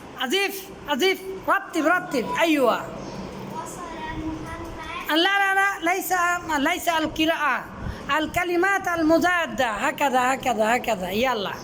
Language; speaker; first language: Arabic; non-native, fluent; Bangla